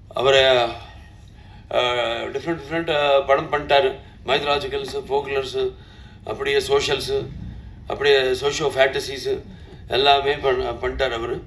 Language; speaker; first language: Tamil; non-native, learner; Telugu